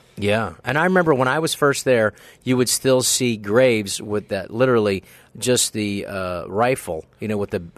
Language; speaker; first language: English; early bilingual, other home language; Filipino